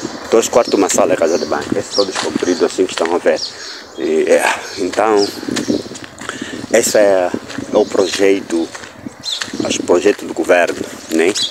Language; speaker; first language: Portuguese; native; Portuguese